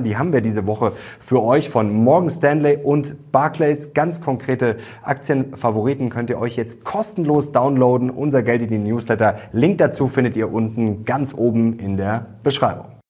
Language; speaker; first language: German; native; German